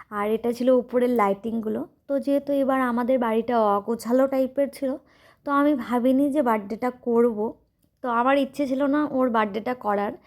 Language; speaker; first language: Bangla; native; Bangla